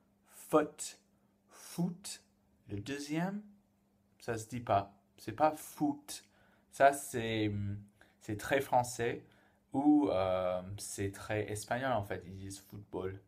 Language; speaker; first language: French; non-native, fluent; English